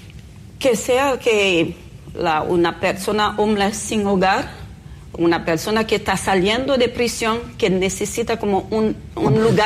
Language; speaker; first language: Spanish; non-native, fluent; Haitian Creole